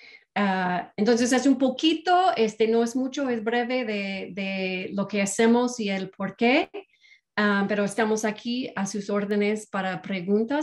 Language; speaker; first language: Spanish; non-native, fluent; English